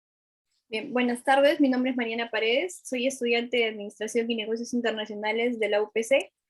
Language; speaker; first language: Spanish; native; Spanish